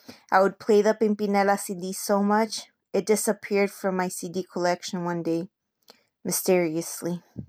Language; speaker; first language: English; early bilingual, other home language; Spanish